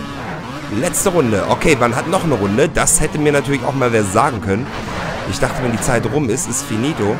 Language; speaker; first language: German; native; German